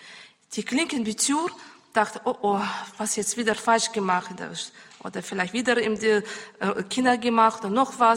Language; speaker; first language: German; non-native, learner; Russian